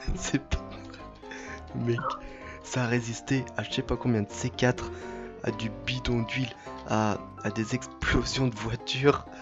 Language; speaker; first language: French; native; French